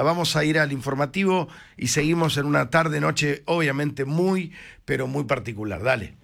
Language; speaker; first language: Spanish; native; Spanish